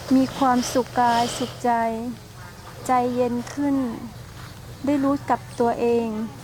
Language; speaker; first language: Thai; native; Thai